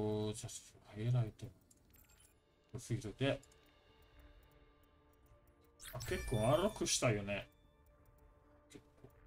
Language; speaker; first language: Japanese; non-native, fluent; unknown